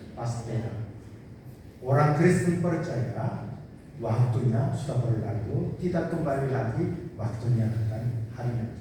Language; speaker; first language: Indonesian; non-native, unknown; Korean